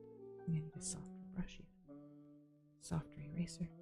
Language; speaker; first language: English; native; English